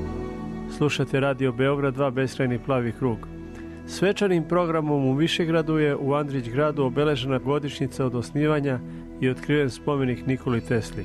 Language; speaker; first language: Serbian; native; Serbian